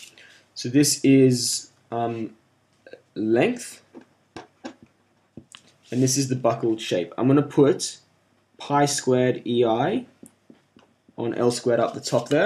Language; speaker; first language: English; native; English